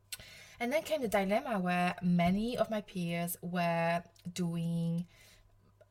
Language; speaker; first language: English; non-native, fluent; French